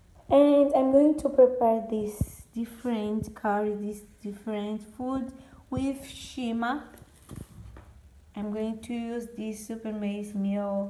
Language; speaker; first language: English; non-native, learner; Portuguese